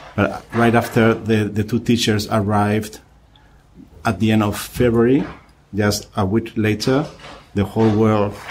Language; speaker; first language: English; non-native, fluent; Spanish